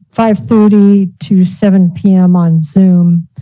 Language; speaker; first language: English; native; English